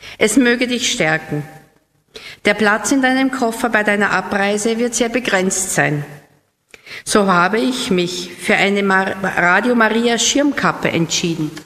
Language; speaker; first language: German; native; German